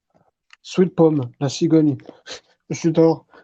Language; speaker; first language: French; native; French